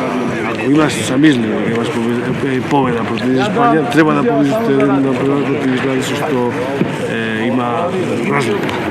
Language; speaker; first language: Macedonian; non-native, learner; Spanish